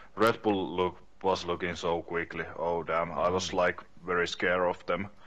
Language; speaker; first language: English; non-native, learner; Finnish